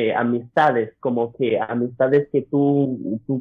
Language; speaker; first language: Spanish; early bilingual, other home language; English